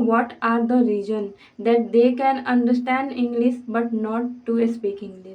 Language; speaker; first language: English; non-native, fluent; Hindi